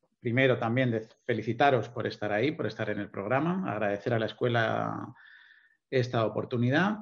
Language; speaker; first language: Spanish; native; Spanish